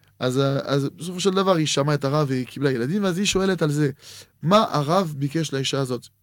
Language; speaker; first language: Hebrew; non-native, fluent; French